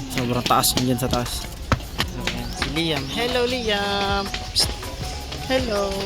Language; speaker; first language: Filipino; non-native, local second language; Cebuano